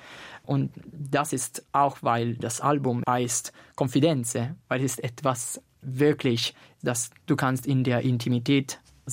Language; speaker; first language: German; non-native, fluent; Italian